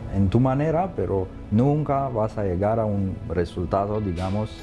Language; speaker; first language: Spanish; non-native, fluent; Romanian